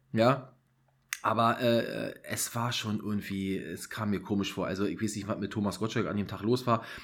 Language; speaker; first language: German; native; German